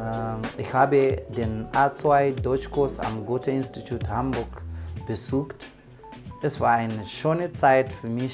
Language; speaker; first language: German; non-native, learner; Shona